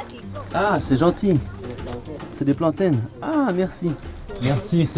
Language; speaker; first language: French; non-native, learner; English